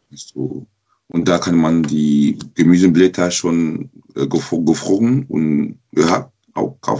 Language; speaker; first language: German; non-native, learner; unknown